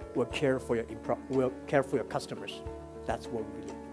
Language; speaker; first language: English; non-native, fluent; Chinese